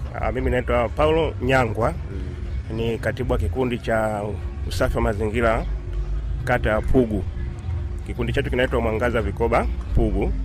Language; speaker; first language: Swahili; native; Swahili